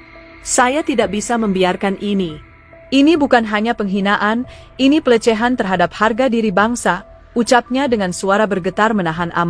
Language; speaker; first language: Indonesian; native; Indonesian